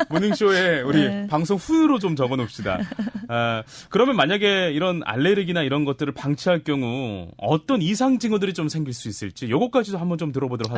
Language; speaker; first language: Korean; native; Korean